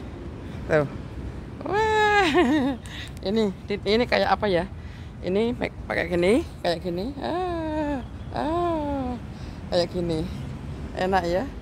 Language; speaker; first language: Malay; non-native, local second language; Javanese